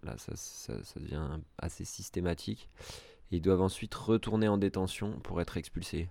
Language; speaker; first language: French; native; French